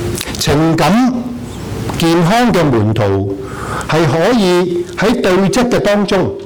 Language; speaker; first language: Chinese; non-native, local second language; Cantonese